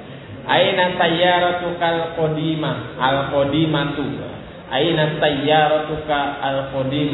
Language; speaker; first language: Arabic; non-native, fluent; Indonesian